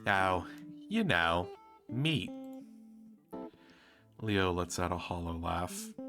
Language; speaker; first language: English; native; English